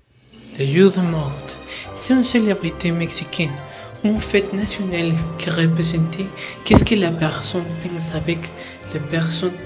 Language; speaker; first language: French; non-native, learner; Spanish